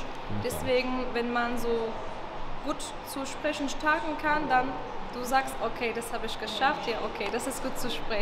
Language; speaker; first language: German; non-native, fluent; Turkish